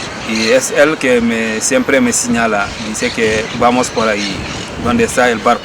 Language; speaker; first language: Spanish; non-native, fluent; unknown